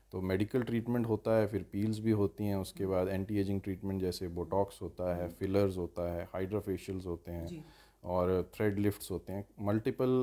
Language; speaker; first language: Hindi; native; Hindi